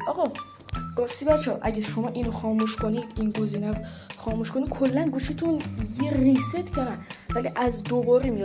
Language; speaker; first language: Persian; native; Persian